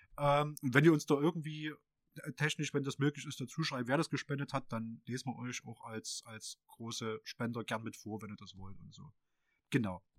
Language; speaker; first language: German; native; German